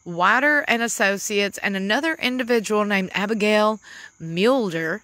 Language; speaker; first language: English; native; English